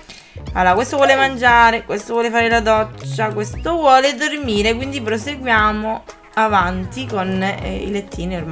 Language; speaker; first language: Italian; native; Italian